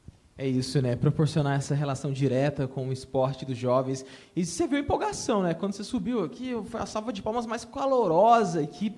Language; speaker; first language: Portuguese; native; Portuguese